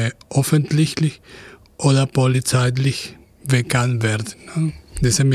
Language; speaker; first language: German; non-native, fluent; Spanish